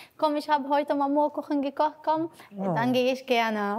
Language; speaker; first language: German; non-native, learner; Arabic